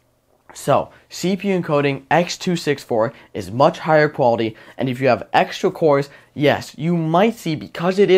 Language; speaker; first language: English; native; English